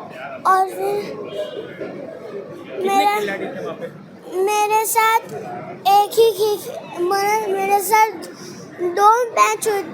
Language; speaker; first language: Hindi; non-native, local second language; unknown